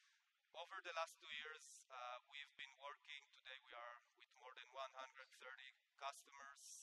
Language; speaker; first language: English; non-native, fluent; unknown